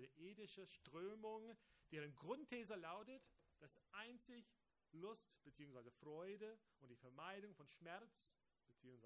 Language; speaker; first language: German; non-native, fluent; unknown